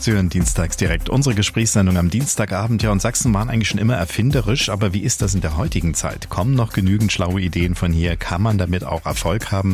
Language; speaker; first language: German; native; German